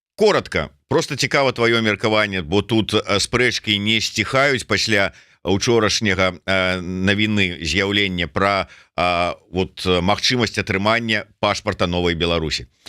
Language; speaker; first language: Belarusian; native; Belarusian